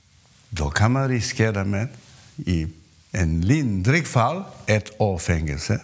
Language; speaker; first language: Swedish; non-native, fluent; Cantonese